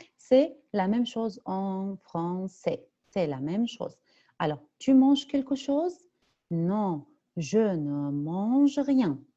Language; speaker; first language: French; non-native, fluent; Arabic